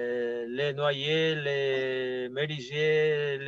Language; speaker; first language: French; non-native, fluent; Italian